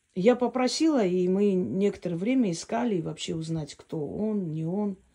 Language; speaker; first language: Russian; non-native, local second language; Armenian